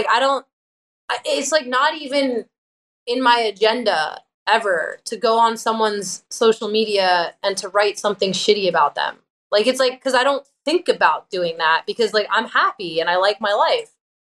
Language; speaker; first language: English; native; English